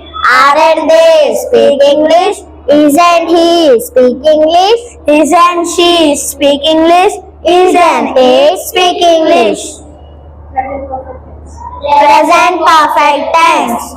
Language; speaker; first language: English; non-native, learner; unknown